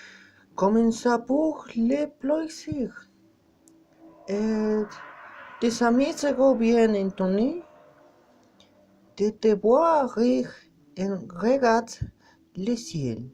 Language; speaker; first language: French; non-native, learner; Spanish